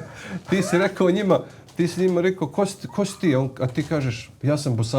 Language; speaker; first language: Bosnian; native; Bosnian